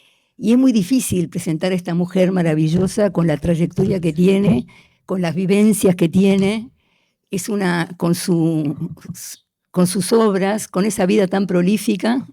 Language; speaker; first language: Spanish; native; Spanish